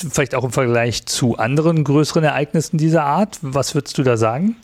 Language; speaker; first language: German; native; German